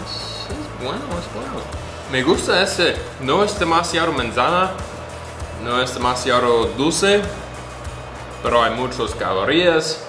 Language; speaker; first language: Spanish; non-native, learner; English